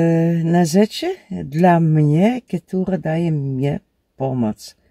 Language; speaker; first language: Polish; non-native, learner; Dutch